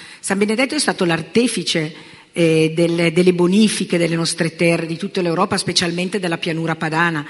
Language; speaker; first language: Italian; native; Italian